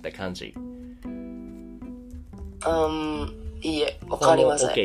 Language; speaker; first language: Japanese; non-native, learner; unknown